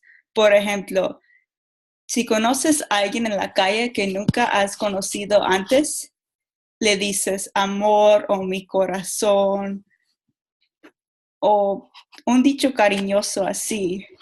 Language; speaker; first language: Spanish; non-native, learner; English